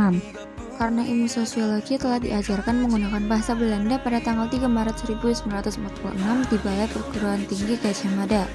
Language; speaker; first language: Indonesian; native; Indonesian